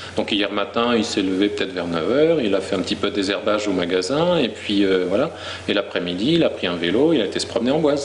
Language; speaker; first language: French; native; French